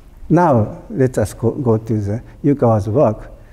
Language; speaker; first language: English; non-native, fluent; Japanese